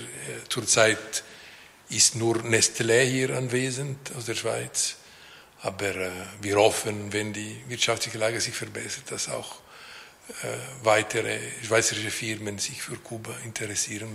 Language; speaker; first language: German; non-native, local second language; Italian